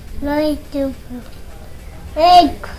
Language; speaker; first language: English; non-native, learner; Kannada